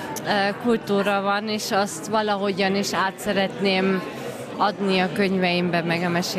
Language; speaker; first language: Hungarian; early bilingual, heritage; German